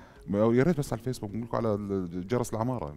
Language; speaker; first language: Arabic; native; Arabic